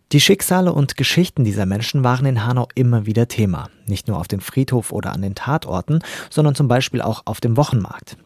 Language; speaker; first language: German; native; German